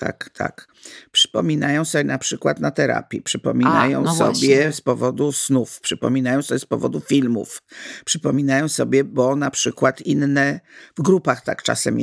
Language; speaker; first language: Polish; native; Polish